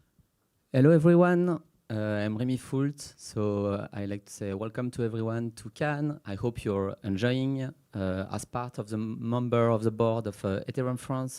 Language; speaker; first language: English; non-native, fluent; French